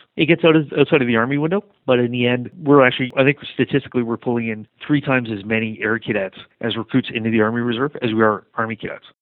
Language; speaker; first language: English; native; English